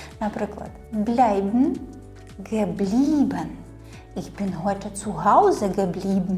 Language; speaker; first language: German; non-native, fluent; Ukrainian